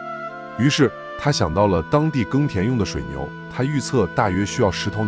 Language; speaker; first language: Chinese; native; Chinese